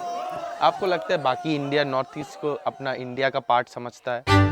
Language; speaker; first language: Hindi; native; Hindi